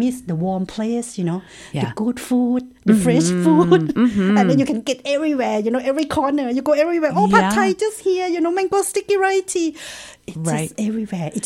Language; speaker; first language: English; non-native, learner; Thai